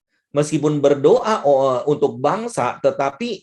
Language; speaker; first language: Malay; native; Malay